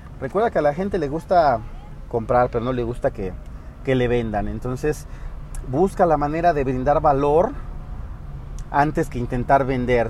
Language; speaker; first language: Spanish; native; Spanish